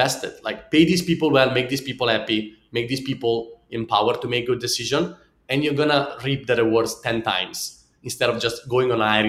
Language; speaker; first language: English; non-native, fluent; Italian